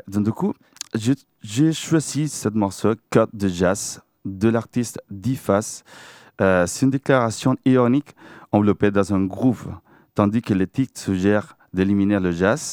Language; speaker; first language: French; non-native, fluent; Spanish